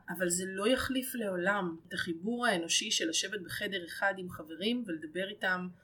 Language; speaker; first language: Hebrew; native; Hebrew